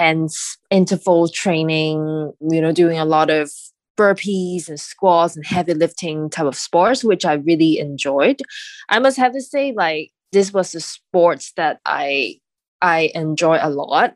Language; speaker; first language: English; non-native, local second language; Cantonese